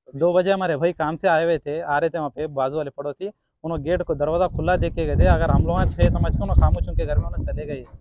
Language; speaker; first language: Hindi; native; Hindi